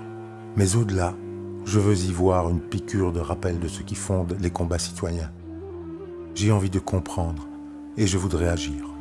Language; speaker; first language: French; native; French